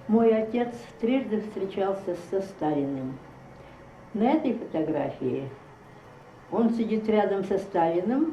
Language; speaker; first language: Russian; native; Russian